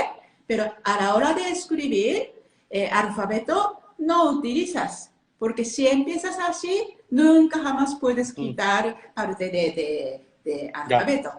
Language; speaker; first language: Spanish; non-native, learner; Japanese